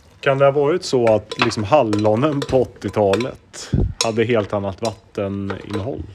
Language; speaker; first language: Swedish; native; Swedish